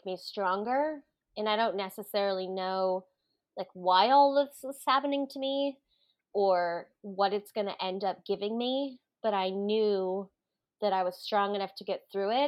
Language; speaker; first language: English; native; English